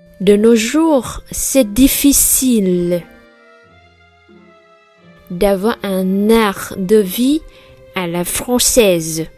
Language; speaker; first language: French; non-native, fluent; Vietnamese